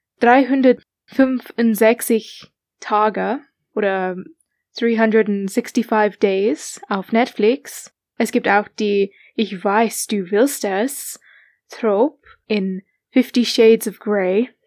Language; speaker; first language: German; non-native, learner; English